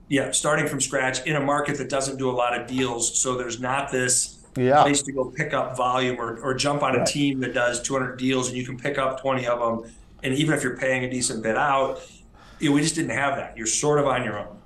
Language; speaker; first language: English; native; English